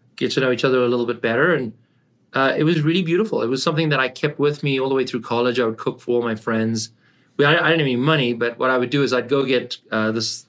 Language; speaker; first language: English; native; English